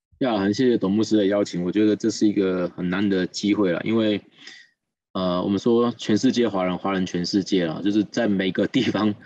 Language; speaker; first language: Chinese; native; Chinese